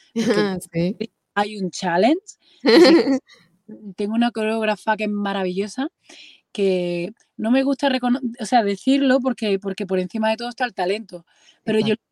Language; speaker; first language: Spanish; native; Spanish